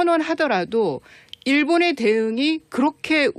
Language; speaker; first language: Korean; native; Korean